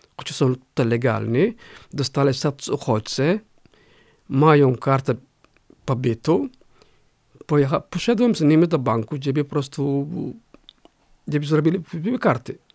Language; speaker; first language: Polish; non-native, fluent; Somali